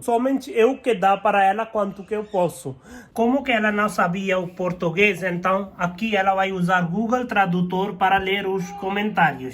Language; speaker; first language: Portuguese; non-native, learner; Hindi